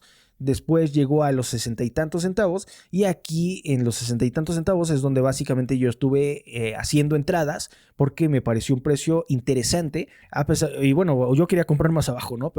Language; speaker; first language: Spanish; native; Spanish